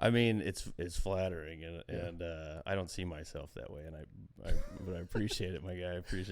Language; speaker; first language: English; native; English